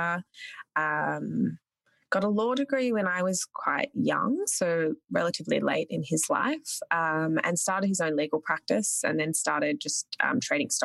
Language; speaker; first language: English; native; English